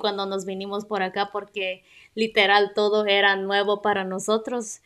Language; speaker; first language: Spanish; native; Spanish